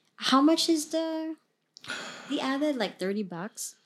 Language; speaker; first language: English; non-native, local second language; Cebuano